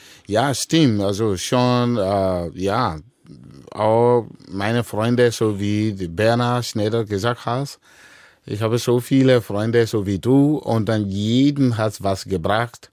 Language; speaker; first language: German; non-native, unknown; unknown